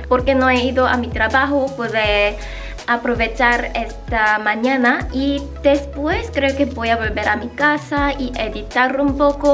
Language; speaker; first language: Spanish; non-native, learner; Korean